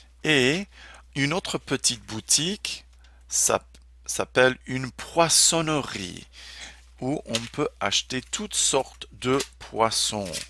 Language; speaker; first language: French; non-native, fluent; English